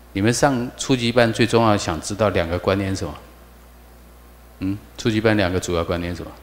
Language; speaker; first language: Chinese; native; Chinese